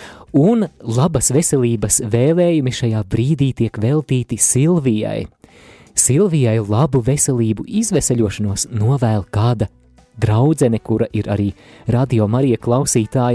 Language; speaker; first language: Latvian; native; Latvian